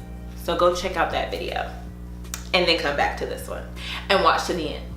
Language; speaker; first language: English; native; English